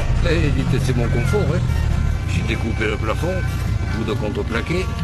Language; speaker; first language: French; native; French